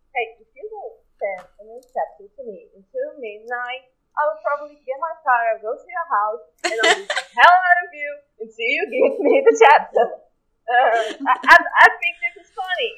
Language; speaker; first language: English; non-native, fluent; Portuguese